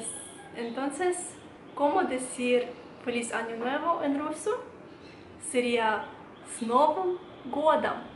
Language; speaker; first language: Spanish; non-native, fluent; Russian